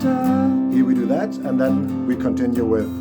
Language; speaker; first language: English; non-native, fluent; German